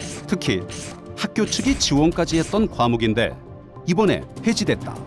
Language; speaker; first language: Korean; native; Korean